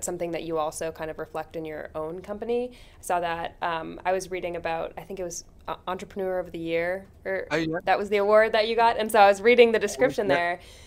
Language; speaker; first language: English; native; English